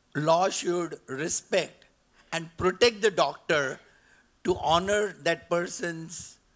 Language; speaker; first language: English; non-native, local second language; Marathi